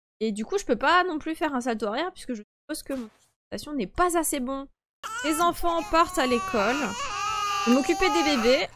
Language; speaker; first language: French; early bilingual, other home language; Polish